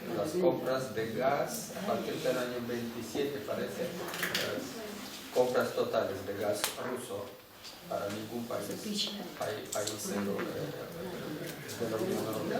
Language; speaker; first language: Spanish; non-native, fluent; Russian